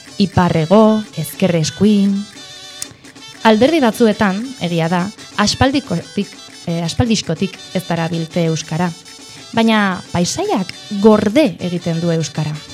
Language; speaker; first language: Basque; native; Basque